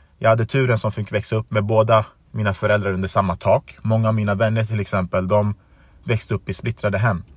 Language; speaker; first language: Swedish; early bilingual, other home language; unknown